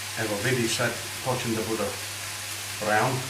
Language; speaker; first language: Bosnian; non-native, learner; English